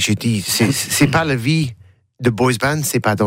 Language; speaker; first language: French; non-native, learner; English